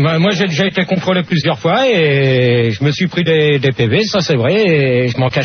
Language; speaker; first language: French; native; French